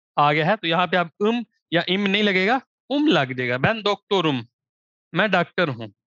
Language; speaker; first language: Urdu; non-native, local second language; Punjabi